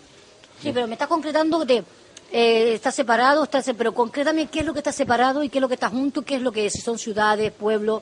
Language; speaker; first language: Spanish; native; Spanish